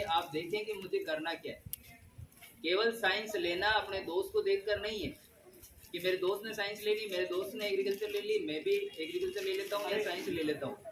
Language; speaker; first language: Hindi; native; Hindi